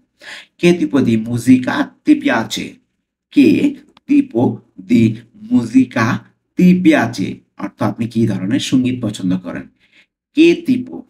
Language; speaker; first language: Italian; non-native, fluent; Bangla